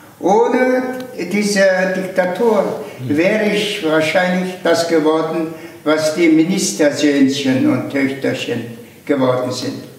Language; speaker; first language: German; non-native, fluent; Tuvinian